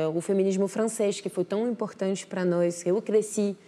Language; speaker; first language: Portuguese; non-native, fluent; French